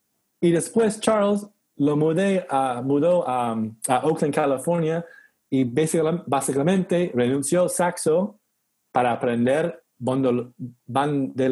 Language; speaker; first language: Spanish; non-native, learner; English